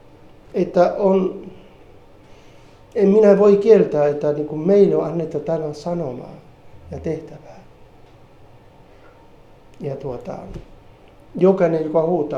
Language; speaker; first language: Finnish; non-native, fluent; Spanish